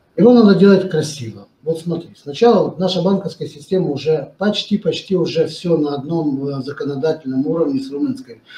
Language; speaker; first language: Russian; non-native, local second language; Romanian